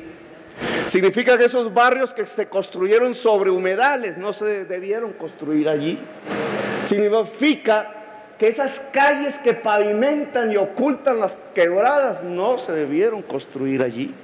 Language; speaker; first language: Spanish; native; Spanish